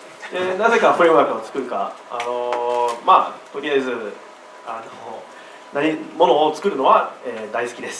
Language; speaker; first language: Japanese; non-native, learner; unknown